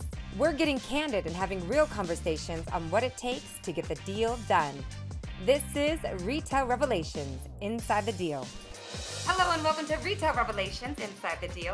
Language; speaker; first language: English; native; English